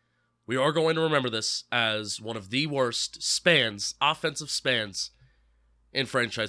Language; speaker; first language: English; native; English